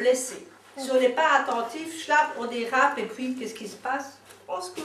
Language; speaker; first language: French; native; French